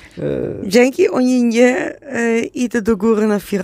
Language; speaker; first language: Polish; non-native, learner; Dutch